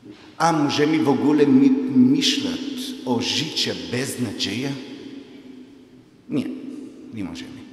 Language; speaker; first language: Polish; non-native, fluent; Hebrew